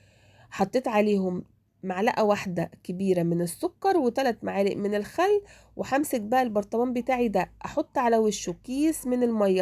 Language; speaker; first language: Arabic; native; Arabic